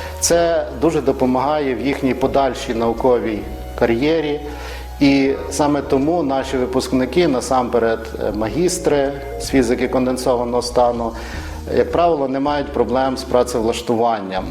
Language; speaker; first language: Ukrainian; native; Ukrainian